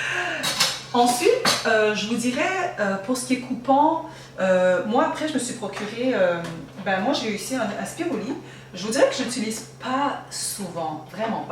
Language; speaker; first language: French; native; French